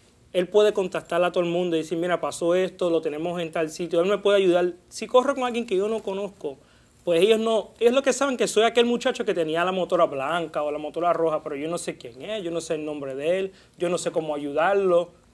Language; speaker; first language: Spanish; early bilingual, heritage; Spanish